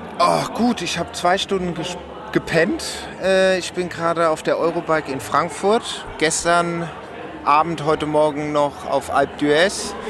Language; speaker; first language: German; non-native, local second language; French